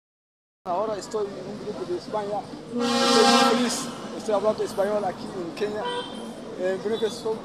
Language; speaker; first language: Spanish; non-native, learner; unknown